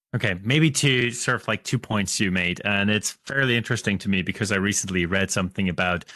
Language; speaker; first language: English; non-native, fluent; German